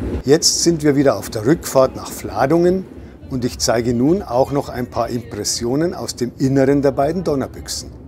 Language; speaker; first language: German; native; German